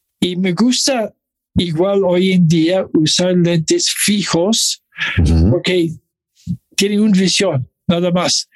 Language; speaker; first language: Spanish; non-native, fluent; English